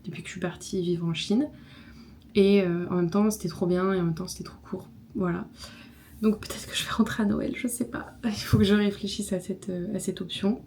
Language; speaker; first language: French; native; French